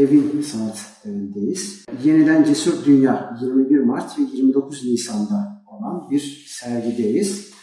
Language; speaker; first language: Turkish; native; Turkish